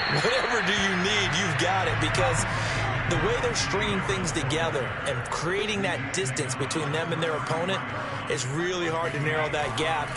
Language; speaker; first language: English; native; English